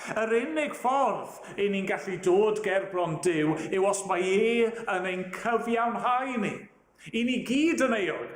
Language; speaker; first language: Welsh; native; Welsh